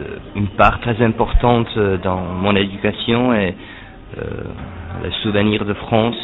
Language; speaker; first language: French; non-native, learner; Czech